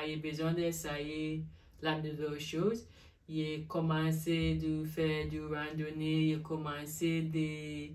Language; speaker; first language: French; non-native, learner; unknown